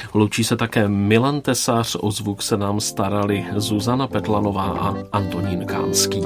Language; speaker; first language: Czech; native; Czech